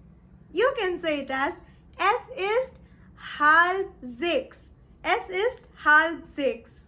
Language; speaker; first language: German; non-native, fluent; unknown